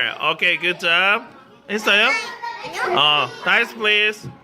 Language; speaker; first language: English; non-native, fluent; Korean